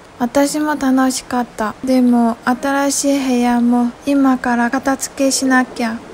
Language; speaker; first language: Japanese; non-native, learner; Chinese